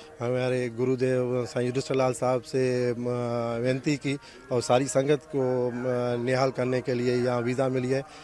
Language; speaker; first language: Urdu; non-native, local second language; Sindhi